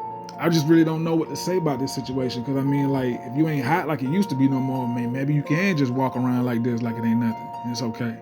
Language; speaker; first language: English; native; English